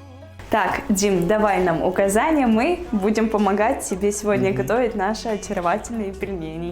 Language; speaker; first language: Russian; native; Russian